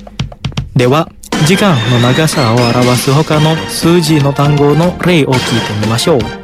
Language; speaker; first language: Japanese; non-native, fluent; Indonesian